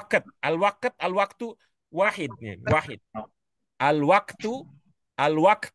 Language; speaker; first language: Arabic; non-native, learner; Indonesian